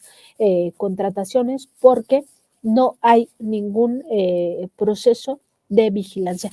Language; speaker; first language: Spanish; native; Spanish